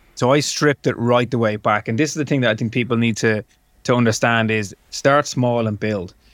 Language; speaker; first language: English; native; English